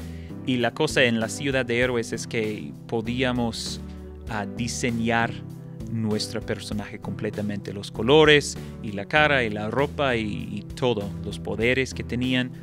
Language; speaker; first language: Spanish; non-native, fluent; English